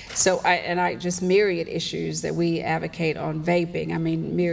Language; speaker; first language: English; native; English